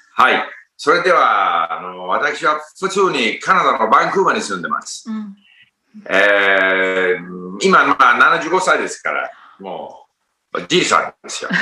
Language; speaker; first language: Japanese; non-native, fluent; English